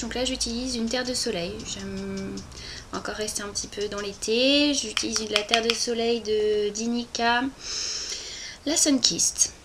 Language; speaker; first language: French; native; French